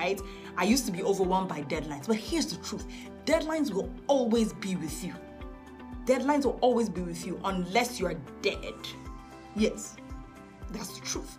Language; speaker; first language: English; native; English